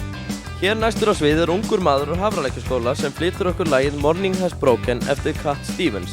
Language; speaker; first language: Icelandic; native; Icelandic